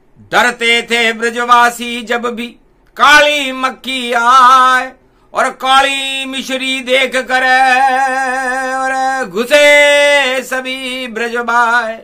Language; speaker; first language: Hindi; native; Hindi